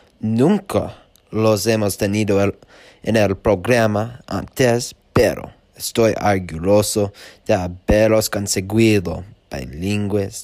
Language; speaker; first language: Spanish; non-native, learner; English